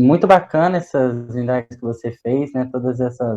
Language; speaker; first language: Portuguese; native; Portuguese